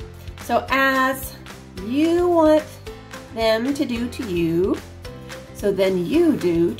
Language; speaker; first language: English; native; English